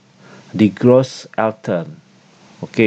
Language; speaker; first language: German; non-native, learner; Indonesian